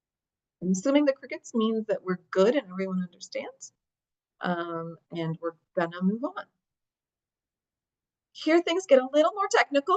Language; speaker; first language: English; native; English